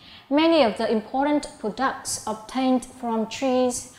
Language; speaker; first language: English; non-native, fluent; Vietnamese